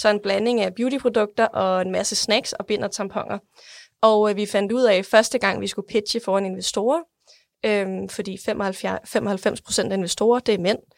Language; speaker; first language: Danish; native; Danish